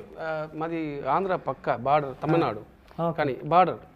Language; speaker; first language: Telugu; non-native, local second language; Tamil